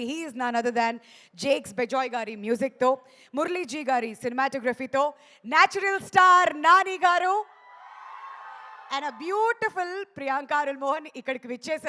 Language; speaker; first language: Telugu; native; Telugu